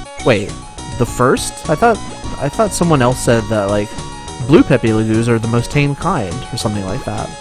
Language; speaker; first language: English; native; English